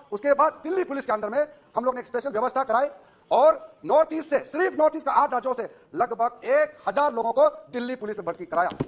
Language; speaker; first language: Hindi; non-native, local second language; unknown